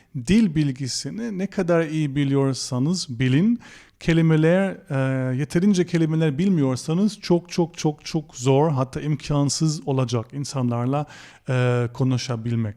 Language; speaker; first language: Turkish; non-native, fluent; German